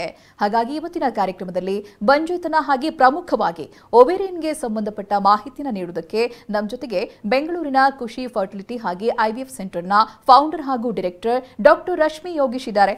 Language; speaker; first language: Kannada; native; Kannada